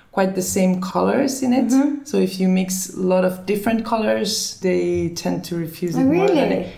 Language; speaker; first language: English; early bilingual, other home language; Finnish